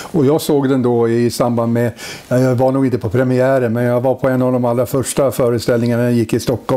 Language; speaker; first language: Swedish; native; Swedish